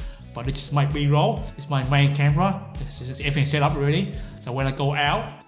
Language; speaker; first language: English; non-native, fluent; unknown